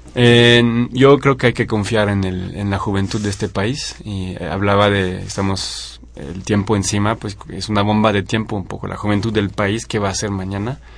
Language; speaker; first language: Spanish; non-native, fluent; French